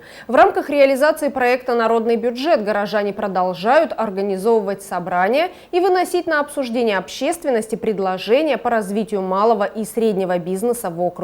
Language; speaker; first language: Russian; native; Russian